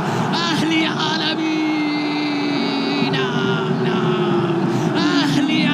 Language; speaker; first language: Arabic; native; Arabic